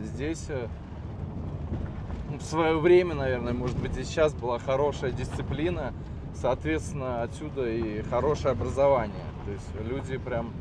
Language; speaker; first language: Russian; native; Russian